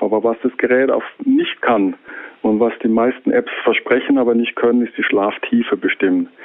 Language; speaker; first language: German; native; German